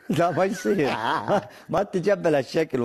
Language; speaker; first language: Arabic; native; Arabic